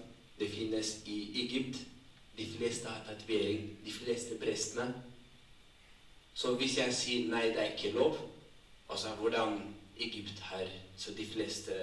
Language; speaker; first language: Norwegian; non-native, fluent; Tigrinya